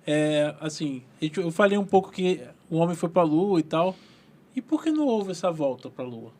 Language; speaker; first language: Portuguese; native; Portuguese